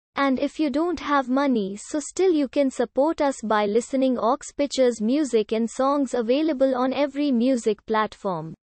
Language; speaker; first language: English; non-native, local second language; Hindi